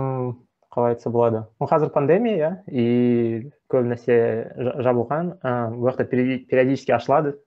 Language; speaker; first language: Kazakh; non-native, local second language; Russian